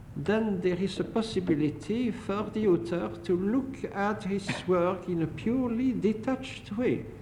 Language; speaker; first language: English; non-native, fluent; French